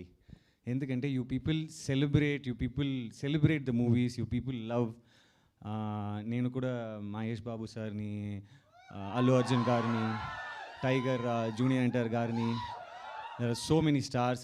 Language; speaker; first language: Telugu; non-native, learner; Tamil